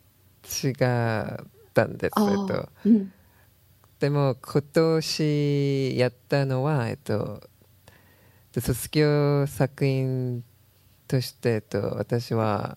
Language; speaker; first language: Japanese; non-native, learner; Korean